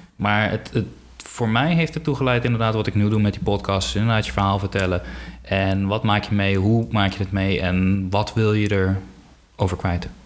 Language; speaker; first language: Dutch; early bilingual, other home language; Papiamento